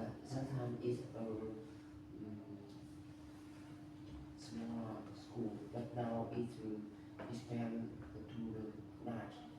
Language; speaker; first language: English; non-native, learner; Vietnamese